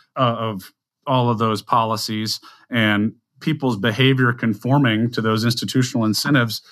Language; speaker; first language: English; native; English